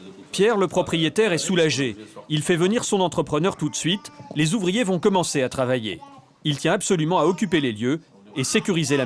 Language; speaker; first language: French; native; French